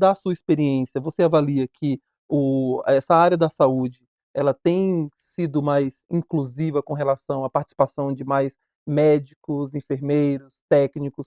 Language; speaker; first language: Portuguese; native; Portuguese